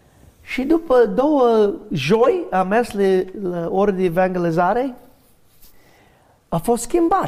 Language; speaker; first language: Romanian; non-native, learner; English